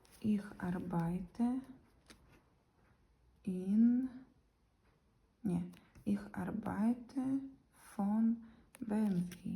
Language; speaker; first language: German; non-native, learner; Ukrainian